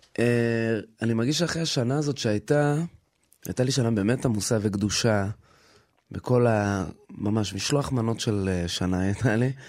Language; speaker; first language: Hebrew; native; Hebrew